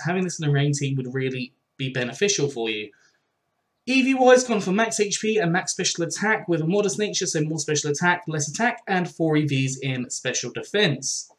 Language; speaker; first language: English; native; English